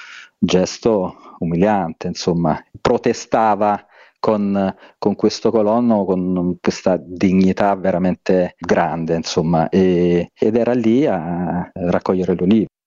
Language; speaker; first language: Italian; native; Italian